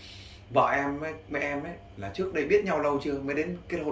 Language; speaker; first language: Vietnamese; native; Vietnamese